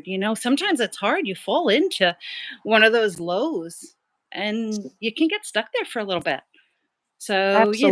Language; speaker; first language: English; native; English